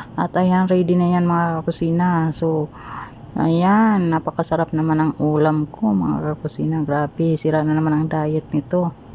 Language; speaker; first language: Filipino; non-native, local second language; Cebuano